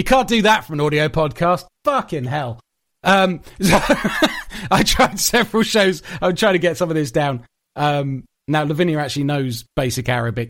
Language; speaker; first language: English; native; English